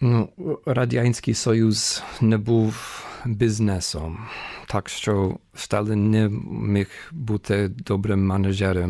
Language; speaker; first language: Ukrainian; non-native, fluent; English